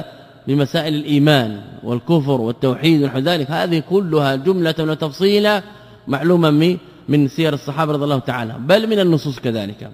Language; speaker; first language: Arabic; native; Arabic